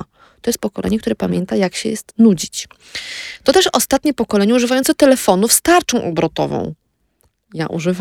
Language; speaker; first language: Polish; native; Polish